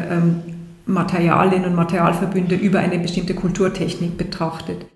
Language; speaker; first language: German; native; German